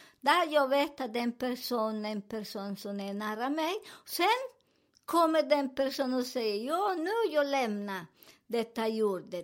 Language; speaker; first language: Swedish; non-native, learner; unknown